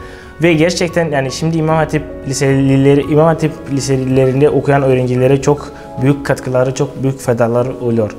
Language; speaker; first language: Turkish; non-native, fluent; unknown